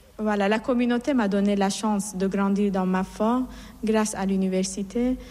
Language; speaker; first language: French; non-native, fluent; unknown